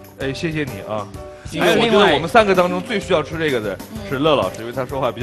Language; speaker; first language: Chinese; native; Chinese